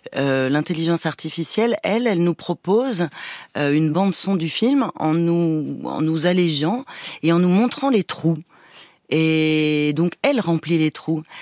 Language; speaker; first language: French; native; French